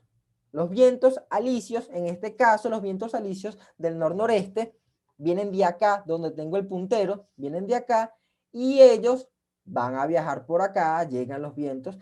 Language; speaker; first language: Spanish; native; Spanish